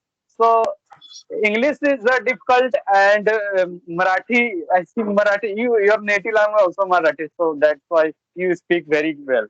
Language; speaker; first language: English; non-native, learner; Bhojpuri